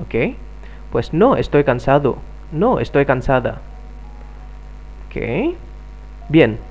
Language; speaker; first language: Spanish; non-native, fluent; Indonesian